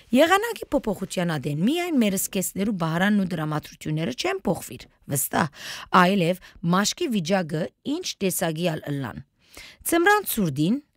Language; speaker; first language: Armenian; early bilingual, heritage; Armenian